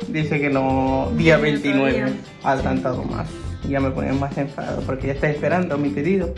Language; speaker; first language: Spanish; non-native, learner; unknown